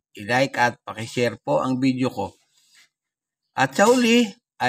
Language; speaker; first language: Filipino; native; Filipino